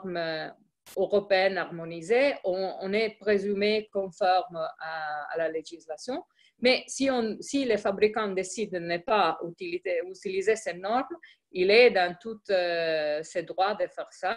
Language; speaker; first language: French; non-native, fluent; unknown